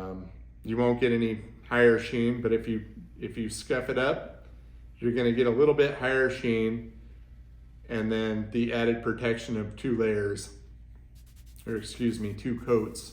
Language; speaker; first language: English; native; English